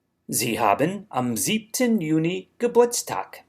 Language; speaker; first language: German; non-native, fluent; English